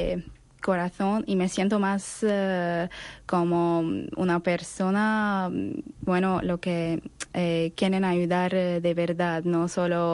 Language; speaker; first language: Spanish; non-native, learner; Arabic